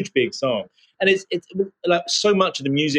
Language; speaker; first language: English; native; English